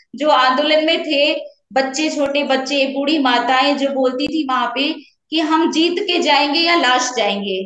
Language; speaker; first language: Hindi; native; Hindi